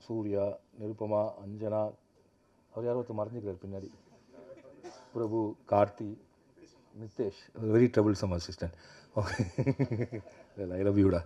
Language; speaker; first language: Tamil; native; Tamil